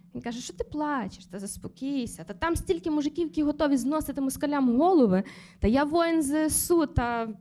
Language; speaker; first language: Ukrainian; native; Ukrainian